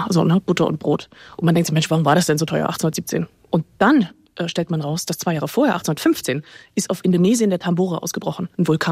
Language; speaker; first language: German; native; German